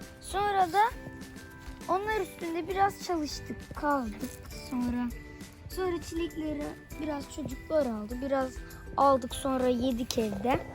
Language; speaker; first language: Turkish; early bilingual, heritage; Turkish